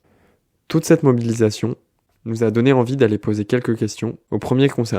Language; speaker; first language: French; native; French